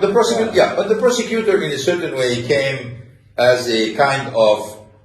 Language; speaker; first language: English; non-native, fluent; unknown